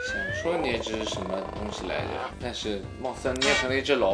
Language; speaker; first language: Chinese; native; Chinese